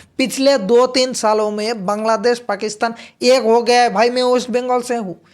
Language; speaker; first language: Hindi; non-native, local second language; Bangla